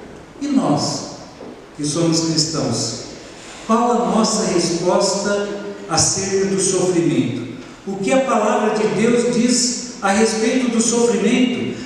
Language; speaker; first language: Portuguese; native; Portuguese